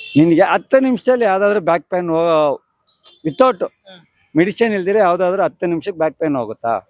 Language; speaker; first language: Kannada; native; Kannada